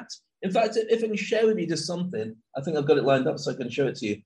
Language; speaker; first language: English; native; English